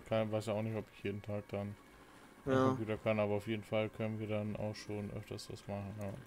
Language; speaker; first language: German; native; German